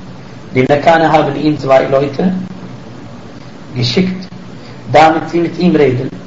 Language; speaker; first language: German; non-native, fluent; Arabic